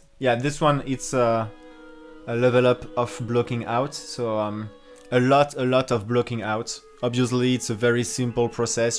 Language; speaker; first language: English; non-native, fluent; French